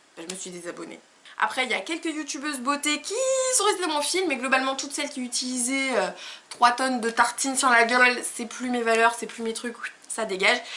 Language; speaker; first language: French; native; French